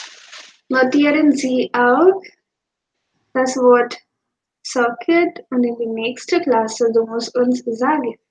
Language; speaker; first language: German; non-native, fluent; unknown